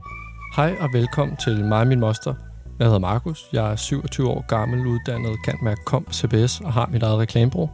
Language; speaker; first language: Danish; native; Danish